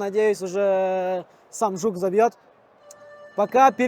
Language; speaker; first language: Russian; native; Russian